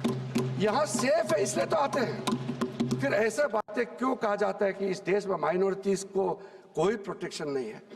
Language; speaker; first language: Hindi; non-native, local second language; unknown